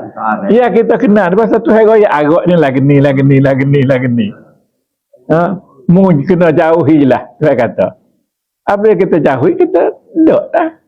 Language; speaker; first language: Malay; native; Malay